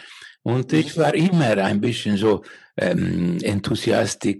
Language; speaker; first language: German; non-native, learner; Finnish